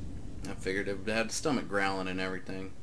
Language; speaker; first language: English; native; English